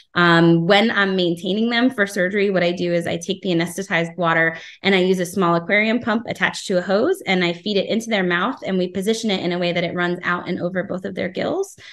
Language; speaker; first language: English; native; English